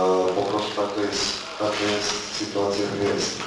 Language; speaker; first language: Polish; non-native, learner; Russian